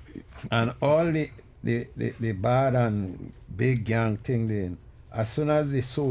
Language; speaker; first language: English; native; English